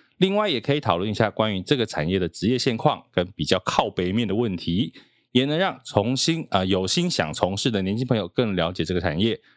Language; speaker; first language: Chinese; native; Chinese